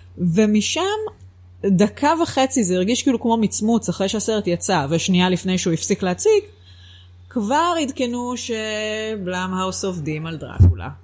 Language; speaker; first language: Hebrew; native; Hebrew